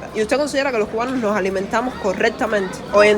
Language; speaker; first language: Spanish; native; Spanish